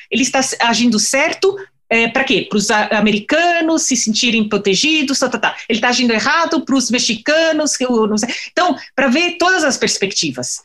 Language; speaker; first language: Portuguese; non-native, fluent; French